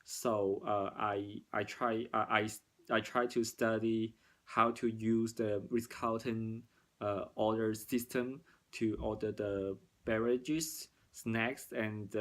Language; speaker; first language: English; non-native, learner; Cantonese